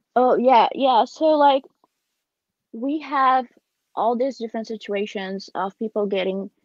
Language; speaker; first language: English; non-native, fluent; Portuguese